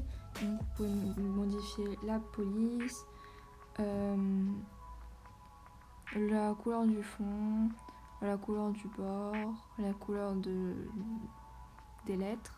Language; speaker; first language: French; native; French